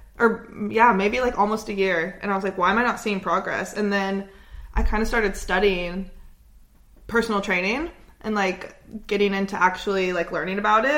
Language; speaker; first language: English; native; English